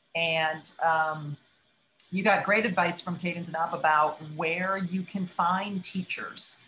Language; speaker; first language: English; native; English